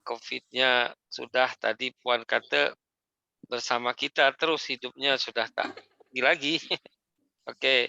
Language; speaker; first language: Malay; native; Malay